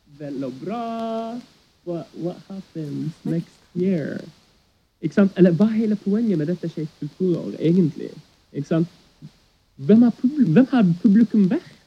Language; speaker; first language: Norwegian; early bilingual, other home language; Arabic